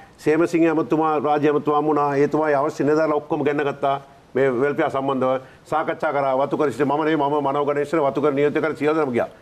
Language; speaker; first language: Sinhala; non-native, local second language; Tamil